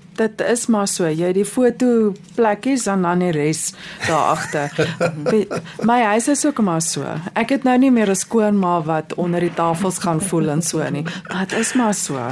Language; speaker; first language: Afrikaans; native; Afrikaans